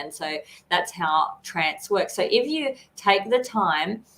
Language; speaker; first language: English; native; English